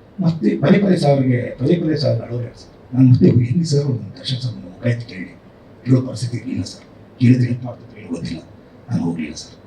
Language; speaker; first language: Kannada; native; Kannada